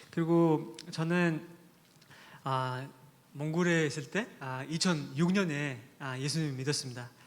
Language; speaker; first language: Korean; non-native, learner; Mongolian